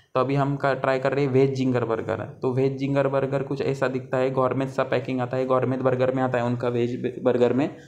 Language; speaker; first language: Hindi; non-native, local second language; Marathi